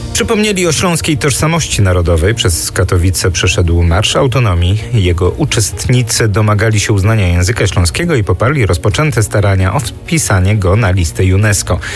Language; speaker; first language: Polish; native; Polish